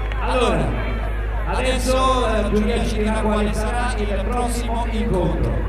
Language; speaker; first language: Italian; native; Italian